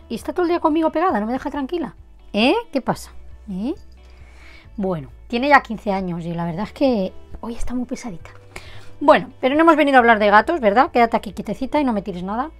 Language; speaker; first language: Spanish; native; Spanish